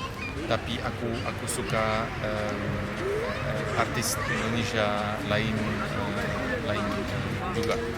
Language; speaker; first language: Indonesian; non-native, fluent; Polish